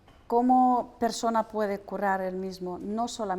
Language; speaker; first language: Spanish; non-native, learner; Russian